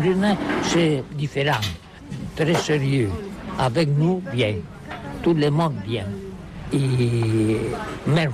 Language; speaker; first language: French; non-native, learner; Catalan